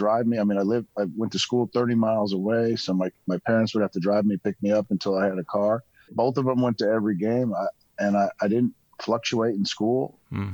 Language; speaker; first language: English; native; English